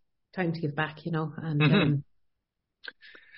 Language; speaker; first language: English; native; English